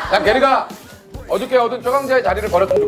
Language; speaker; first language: Korean; native; Korean